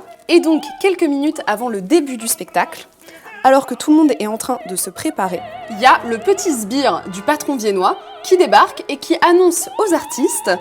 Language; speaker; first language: French; native; French